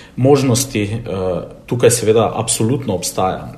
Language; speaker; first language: Slovenian; native; Slovenian